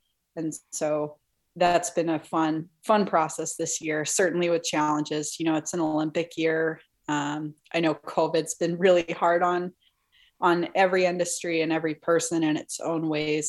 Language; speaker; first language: English; native; English